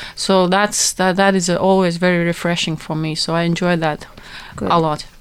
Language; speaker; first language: English; non-native, fluent; Latvian